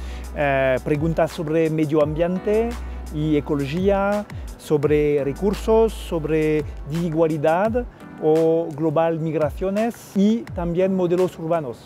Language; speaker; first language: Spanish; non-native, fluent; French